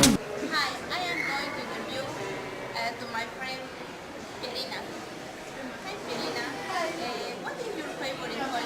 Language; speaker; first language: English; non-native, learner; Spanish